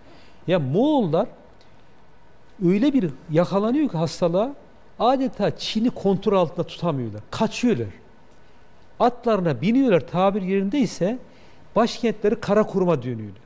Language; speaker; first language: Turkish; native; Turkish